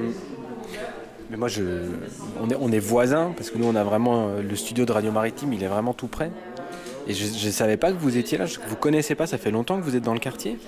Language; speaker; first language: French; native; French